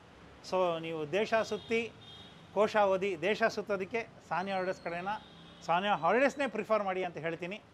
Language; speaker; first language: Kannada; native; Kannada